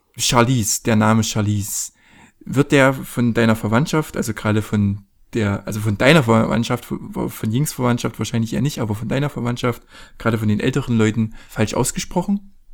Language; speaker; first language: German; native; German